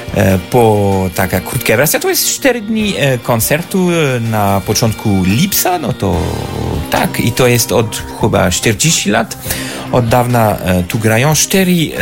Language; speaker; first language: Polish; non-native, fluent; French